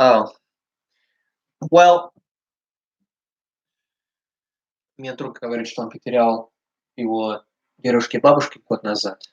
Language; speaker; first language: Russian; early bilingual, heritage; English